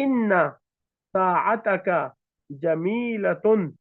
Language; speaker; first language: Arabic; non-native, fluent; Urdu